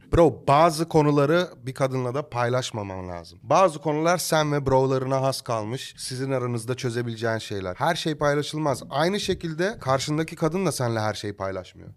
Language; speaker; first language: Turkish; early bilingual, heritage; Turkish